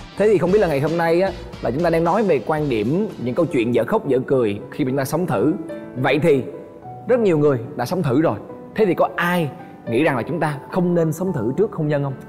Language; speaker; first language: Vietnamese; native; Vietnamese